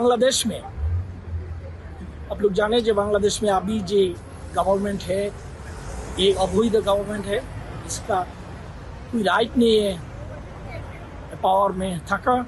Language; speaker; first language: Hindi; non-native, learner; Bangla